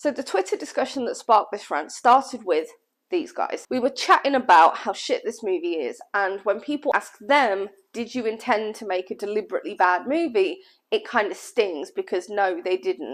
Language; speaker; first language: English; native; English